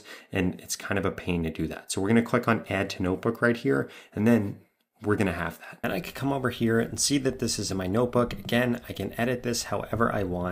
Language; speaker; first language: English; native; English